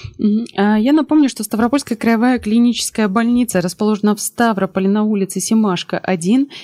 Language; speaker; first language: Russian; native; Russian